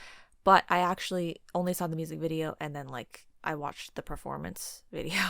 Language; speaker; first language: English; native; English